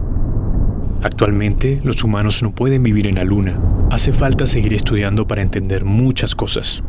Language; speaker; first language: Spanish; native; Spanish